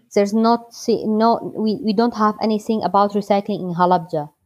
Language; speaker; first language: English; non-native, learner; Kurdish